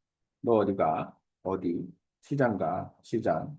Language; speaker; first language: Korean; native; Korean